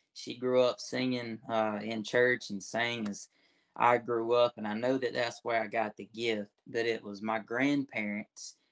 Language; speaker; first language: English; native; English